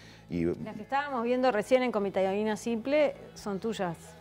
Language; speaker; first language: Spanish; native; Spanish